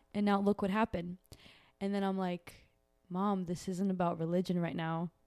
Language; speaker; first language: English; early bilingual, other home language; Portuguese